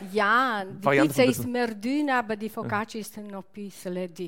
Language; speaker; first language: German; non-native, learner; Italian